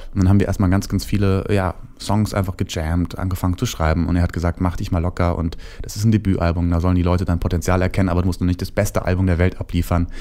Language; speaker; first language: German; native; German